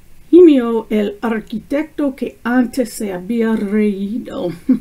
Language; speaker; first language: Spanish; non-native, learner; English